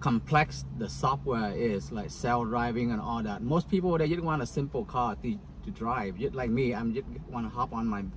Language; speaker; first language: English; non-native, fluent; Vietnamese